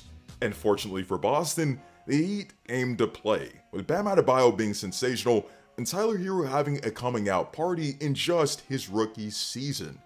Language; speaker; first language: English; native; English